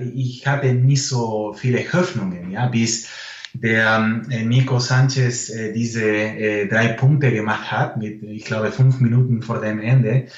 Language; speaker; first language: German; non-native, fluent; Spanish